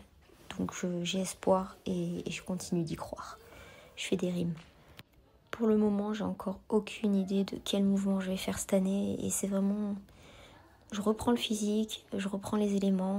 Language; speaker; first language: French; native; French